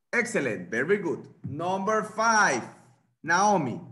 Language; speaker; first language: English; non-native, fluent; Spanish